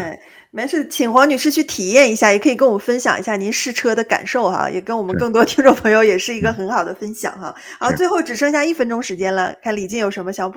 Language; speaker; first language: Chinese; native; Chinese